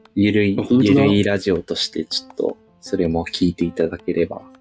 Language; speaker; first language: Japanese; native; Japanese